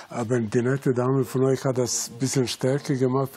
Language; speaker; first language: German; non-native, fluent; Serbian